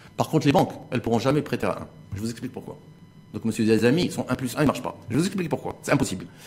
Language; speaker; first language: French; non-native, local second language; Arabic